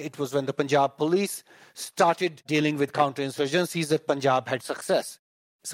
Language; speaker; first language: English; non-native, local second language; Kashmiri